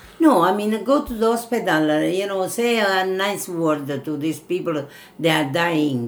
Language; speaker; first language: English; non-native, fluent; Italian